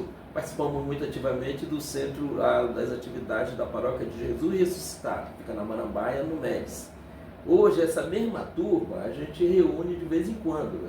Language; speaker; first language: Portuguese; native; Portuguese